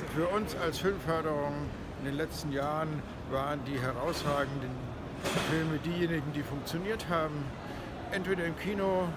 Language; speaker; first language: German; native; German